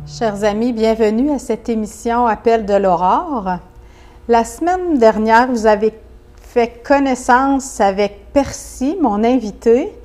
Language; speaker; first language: French; native; French